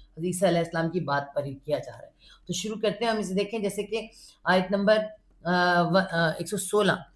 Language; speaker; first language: Urdu; native; Urdu